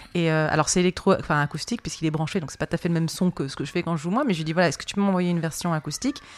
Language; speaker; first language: French; native; French